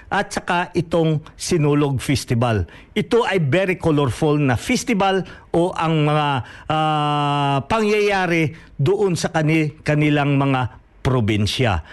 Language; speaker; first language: Filipino; non-native, local second language; Hiligaynon